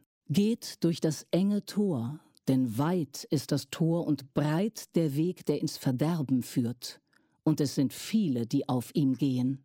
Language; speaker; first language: German; native; German